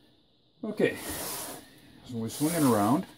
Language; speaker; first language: English; native; English